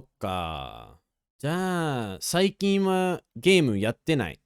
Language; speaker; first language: Japanese; non-native, fluent; English